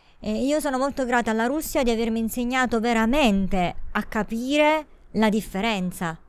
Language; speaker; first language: Italian; native; Italian